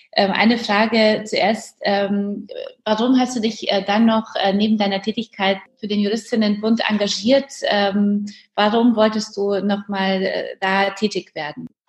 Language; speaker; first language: German; non-native, fluent; Polish